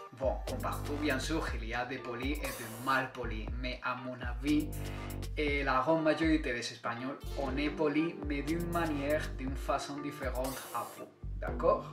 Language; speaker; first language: French; non-native, fluent; Spanish